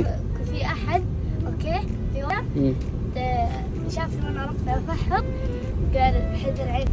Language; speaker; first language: Arabic; native; Arabic